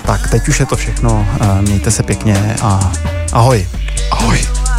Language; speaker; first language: Czech; native; Czech